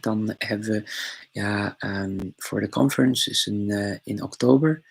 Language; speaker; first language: Dutch; non-native, fluent; English